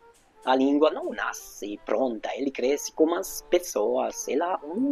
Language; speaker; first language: Portuguese; non-native, fluent; Hungarian